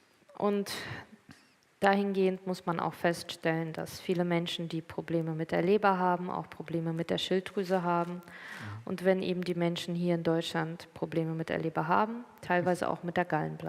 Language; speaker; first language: German; native; German